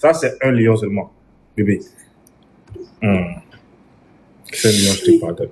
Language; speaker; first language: French; non-native, local second language; Lingala